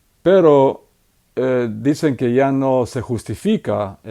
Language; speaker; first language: Spanish; native; Spanish